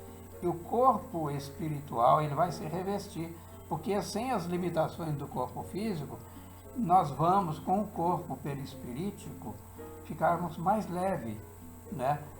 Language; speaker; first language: Portuguese; native; Portuguese